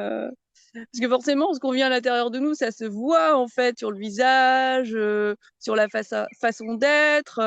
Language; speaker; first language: French; native; French